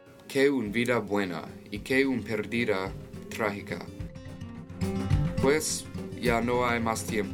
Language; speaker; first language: Spanish; non-native, learner; English